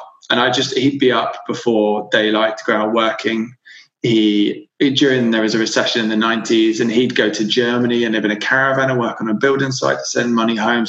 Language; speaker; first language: English; native; English